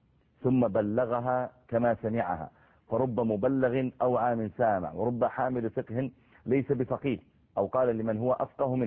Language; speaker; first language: Arabic; native; Arabic